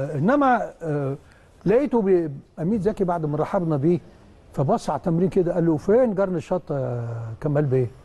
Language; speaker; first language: Arabic; native; Arabic